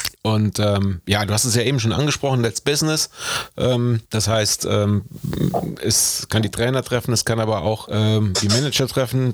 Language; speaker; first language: German; native; German